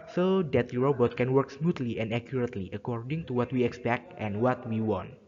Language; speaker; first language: English; non-native, learner; Indonesian